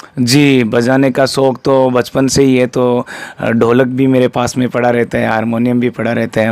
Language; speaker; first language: Hindi; non-native, local second language; Rajasthani